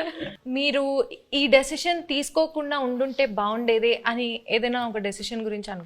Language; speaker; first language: Telugu; native; Telugu